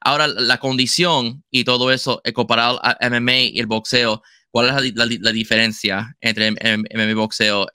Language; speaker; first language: Spanish; early bilingual, heritage; Spanish